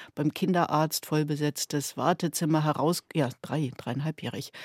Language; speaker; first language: German; native; German